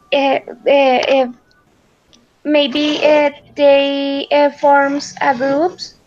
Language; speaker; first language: English; non-native, learner; Spanish